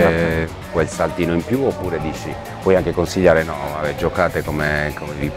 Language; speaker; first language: Italian; native; Italian